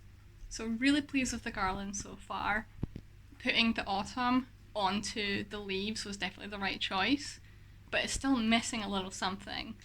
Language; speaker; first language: English; native; English